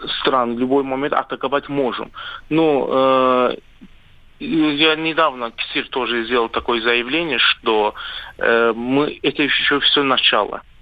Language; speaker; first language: Russian; non-native, learner; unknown